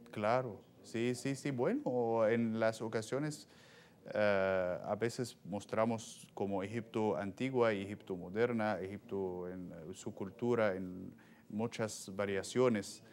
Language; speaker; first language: Spanish; non-native, fluent; Arabic